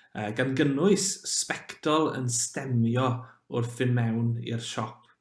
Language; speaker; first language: Welsh; native; Welsh